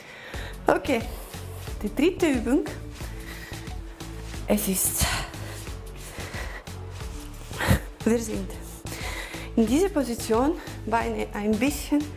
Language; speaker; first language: German; non-native, learner; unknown